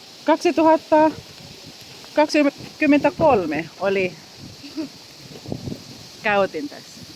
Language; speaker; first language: Finnish; non-native, learner; Filipino